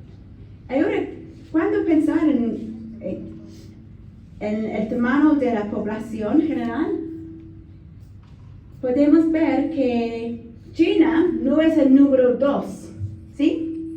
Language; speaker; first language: Spanish; non-native, learner; English